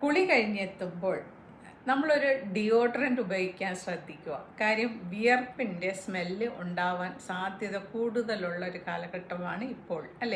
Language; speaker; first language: Malayalam; native; Malayalam